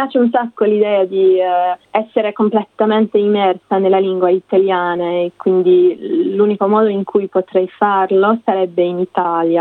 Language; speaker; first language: Italian; non-native, fluent; English